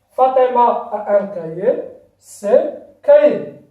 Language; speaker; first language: French; non-native, local second language; Arabic